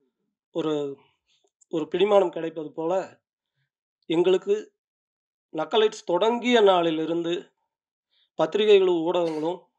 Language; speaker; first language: Tamil; native; Tamil